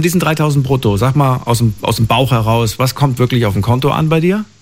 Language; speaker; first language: German; native; German